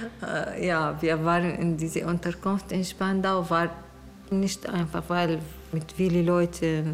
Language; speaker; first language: German; non-native, learner; Arabic